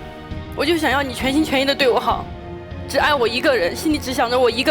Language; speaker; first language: Chinese; native; Chinese